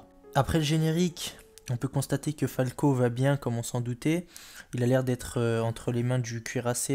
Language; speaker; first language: French; native; French